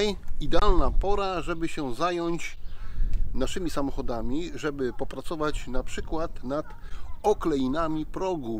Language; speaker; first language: Polish; native; Polish